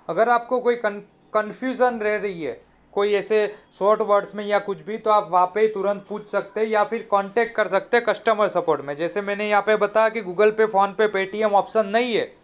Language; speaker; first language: Hindi; non-native, local second language; Gujarati